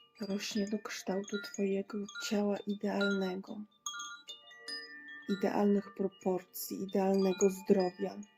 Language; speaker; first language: Polish; native; Polish